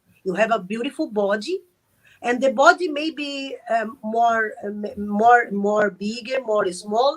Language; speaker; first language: English; non-native, learner; Arabic